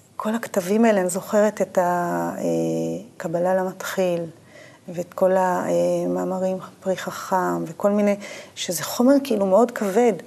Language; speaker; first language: Hebrew; native; Hebrew